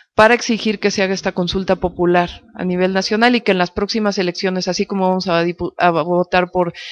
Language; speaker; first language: Spanish; native; Spanish